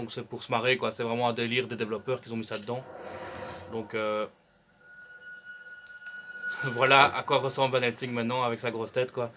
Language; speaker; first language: French; native; French